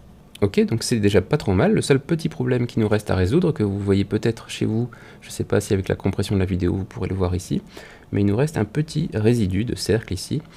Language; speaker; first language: French; native; French